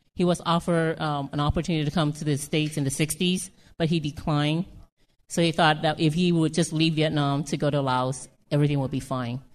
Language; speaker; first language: English; early bilingual, other home language; Lao